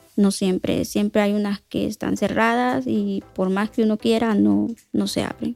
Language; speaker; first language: Spanish; native; Spanish